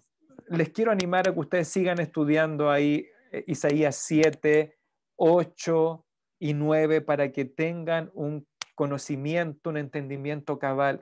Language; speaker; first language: Spanish; native; Spanish